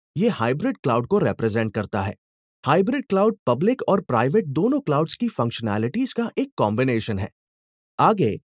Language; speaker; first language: Hindi; native; Hindi